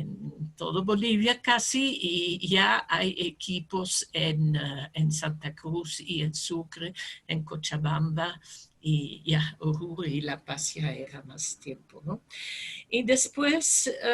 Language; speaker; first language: Spanish; non-native, fluent; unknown